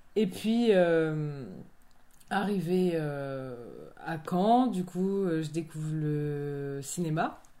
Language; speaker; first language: French; native; French